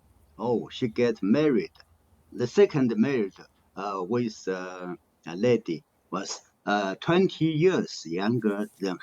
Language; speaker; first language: English; non-native, learner; Chinese